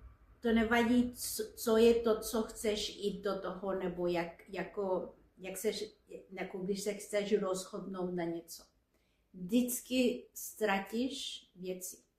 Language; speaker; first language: Czech; non-native, fluent; Spanish